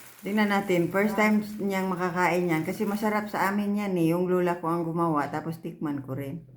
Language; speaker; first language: Filipino; non-native, local second language; Cebuano